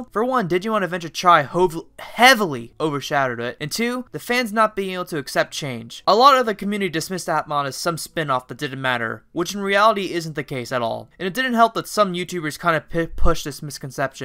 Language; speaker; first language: English; native; English